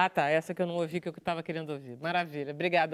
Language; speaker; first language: Portuguese; native; Portuguese